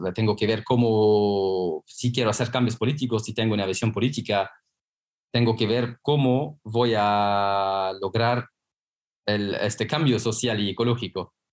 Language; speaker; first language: Spanish; non-native, fluent; Luxembourgish